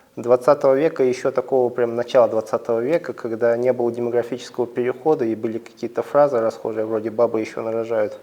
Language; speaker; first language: Russian; native; Russian